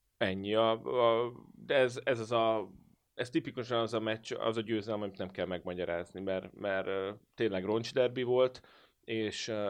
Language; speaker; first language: Hungarian; native; Hungarian